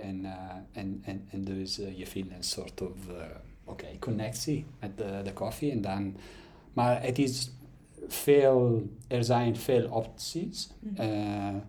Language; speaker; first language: Dutch; non-native, learner; Italian